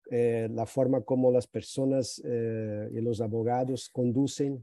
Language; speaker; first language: Spanish; non-native, fluent; Portuguese